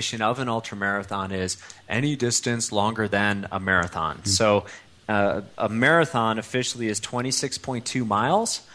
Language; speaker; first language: English; native; English